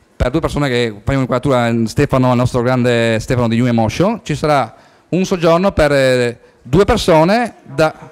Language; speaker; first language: Italian; native; Italian